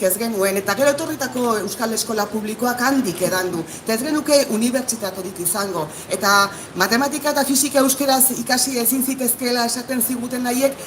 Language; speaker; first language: Basque; native; Basque